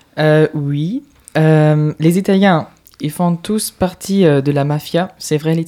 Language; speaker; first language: French; non-native, fluent; German